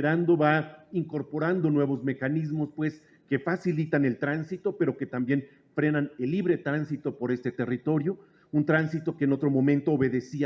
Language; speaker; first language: Spanish; native; Spanish